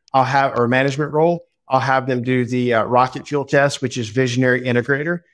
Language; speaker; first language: English; native; English